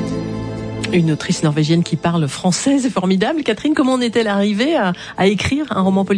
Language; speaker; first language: French; native; French